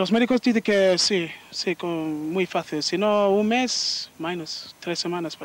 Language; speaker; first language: Spanish; non-native, learner; English